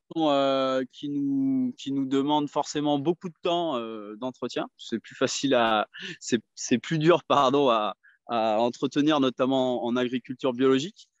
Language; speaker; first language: French; native; French